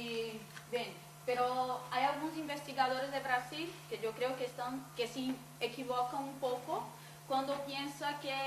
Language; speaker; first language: Spanish; non-native, fluent; Portuguese